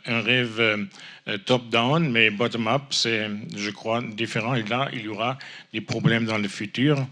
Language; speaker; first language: French; non-native, fluent; German